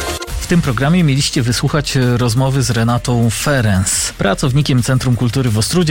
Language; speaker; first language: Polish; native; Polish